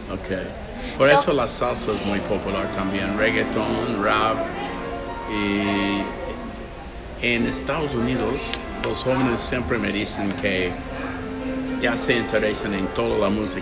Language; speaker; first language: Spanish; non-native, fluent; English